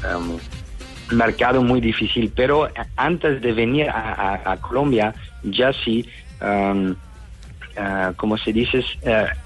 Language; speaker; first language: Spanish; non-native, learner; Dutch